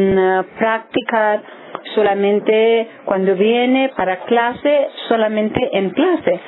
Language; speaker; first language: Spanish; non-native, learner; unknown